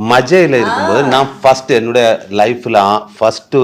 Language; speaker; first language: Tamil; non-native, learner; Malayalam